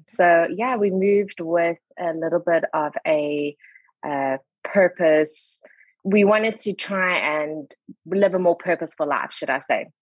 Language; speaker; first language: English; native; English